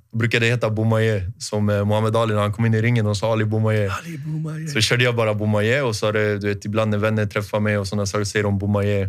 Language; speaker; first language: Swedish; native; Swedish